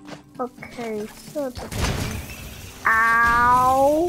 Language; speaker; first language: Polish; early bilingual, heritage; Polish